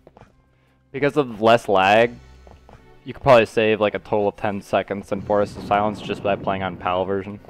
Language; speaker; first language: English; native; English